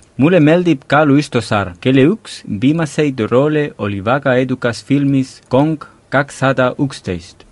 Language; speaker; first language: Estonian; non-native, fluent; Catalan